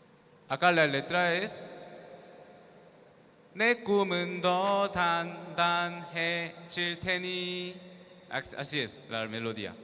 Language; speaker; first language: Spanish; non-native, learner; Korean